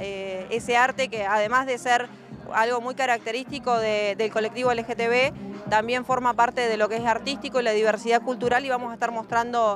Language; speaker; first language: Spanish; native; Spanish